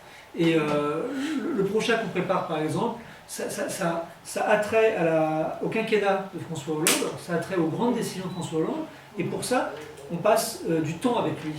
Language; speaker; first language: French; native; French